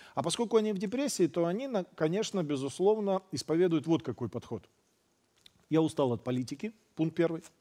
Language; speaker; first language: Russian; native; Russian